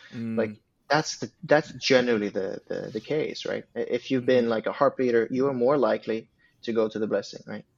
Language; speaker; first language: English; non-native, fluent; Swedish